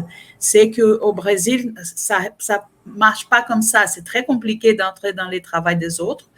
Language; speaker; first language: French; non-native, fluent; Portuguese